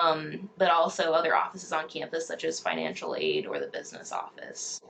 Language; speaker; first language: English; native; English